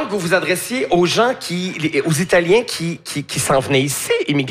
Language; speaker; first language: French; native; French